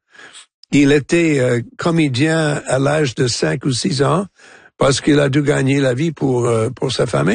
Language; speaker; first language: French; non-native, local second language; English